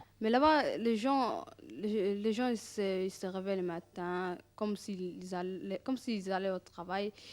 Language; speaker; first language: French; early bilingual, other home language; Arabic